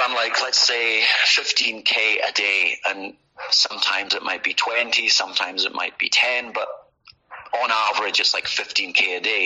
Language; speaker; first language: English; native; English